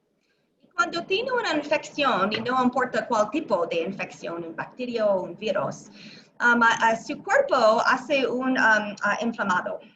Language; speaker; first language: Spanish; non-native, learner; English